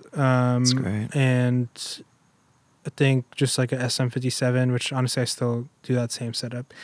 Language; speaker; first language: English; early bilingual, other home language; German